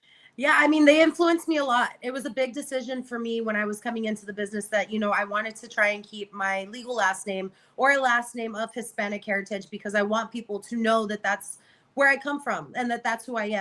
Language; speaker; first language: English; native; English